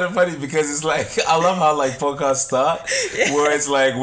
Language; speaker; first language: English; non-native, local second language; Shona